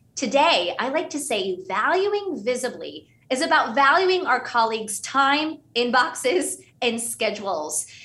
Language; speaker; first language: English; early bilingual, other home language; Hindi